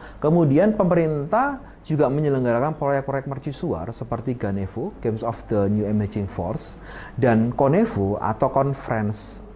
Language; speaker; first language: Indonesian; native; Indonesian